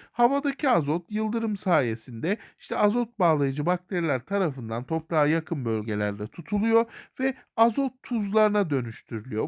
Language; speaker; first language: Turkish; native; Turkish